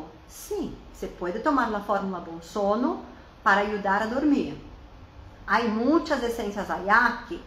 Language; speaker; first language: Spanish; non-native, fluent; Portuguese